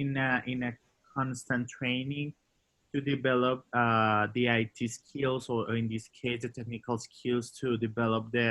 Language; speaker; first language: English; non-native, learner; Spanish